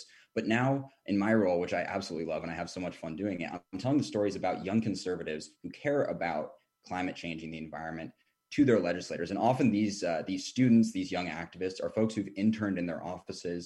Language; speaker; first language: English; native; English